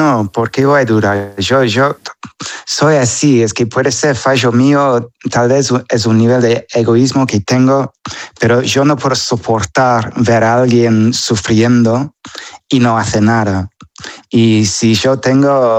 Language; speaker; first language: Spanish; non-native, fluent; English